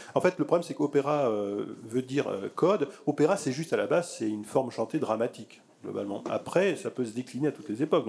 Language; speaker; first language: French; native; French